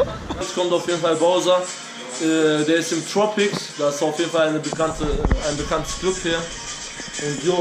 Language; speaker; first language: German; early bilingual, other home language; Turkish